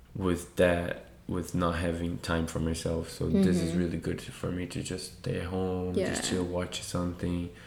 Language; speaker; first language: English; non-native, fluent; Portuguese